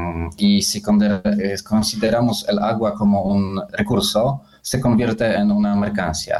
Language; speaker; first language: Spanish; non-native, learner; Polish